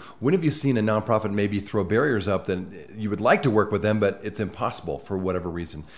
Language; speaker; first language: English; native; English